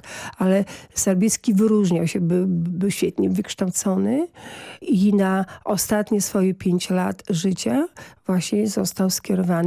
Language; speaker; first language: Polish; native; Polish